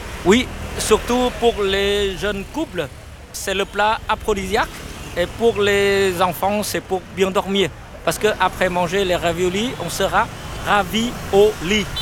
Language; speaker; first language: French; non-native, fluent; Vietnamese